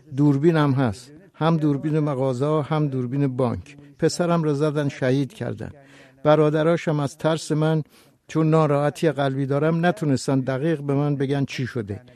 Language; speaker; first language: Persian; non-native, local second language; Kurdish